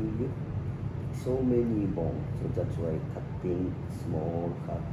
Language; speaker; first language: English; non-native, learner; Japanese